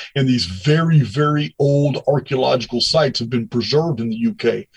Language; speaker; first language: English; native; English